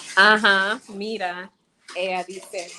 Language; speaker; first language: Spanish; non-native, learner; English